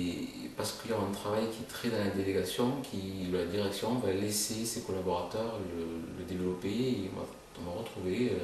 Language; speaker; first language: French; native; French